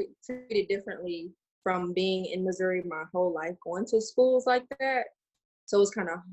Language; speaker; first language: English; native; English